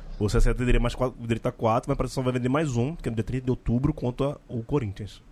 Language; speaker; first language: Portuguese; native; Portuguese